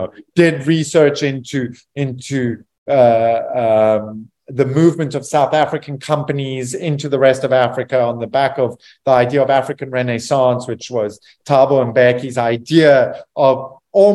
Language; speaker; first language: English; native; English